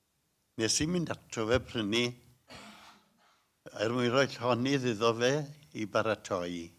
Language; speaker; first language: Welsh; native; Welsh